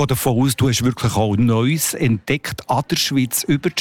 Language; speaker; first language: German; native; German